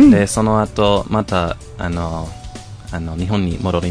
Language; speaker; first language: Japanese; non-native, fluent; English